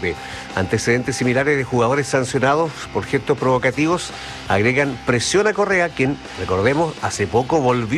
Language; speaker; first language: Spanish; native; Spanish